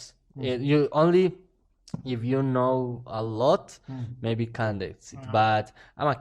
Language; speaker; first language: English; non-native, learner; Spanish